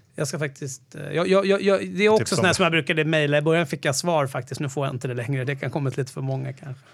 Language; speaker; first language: Swedish; native; Swedish